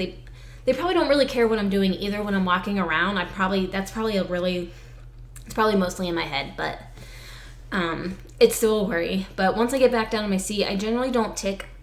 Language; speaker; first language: English; native; English